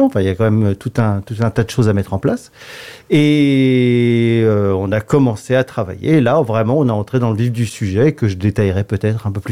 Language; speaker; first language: French; native; French